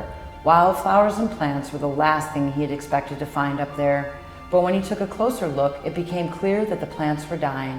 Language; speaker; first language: English; native; English